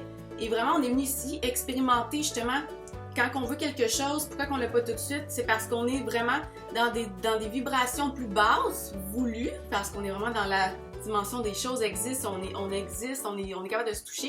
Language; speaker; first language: French; native; French